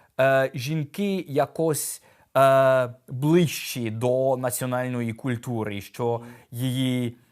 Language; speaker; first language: Ukrainian; non-native, fluent; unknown